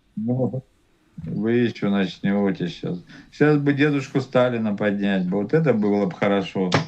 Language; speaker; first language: Russian; native; Russian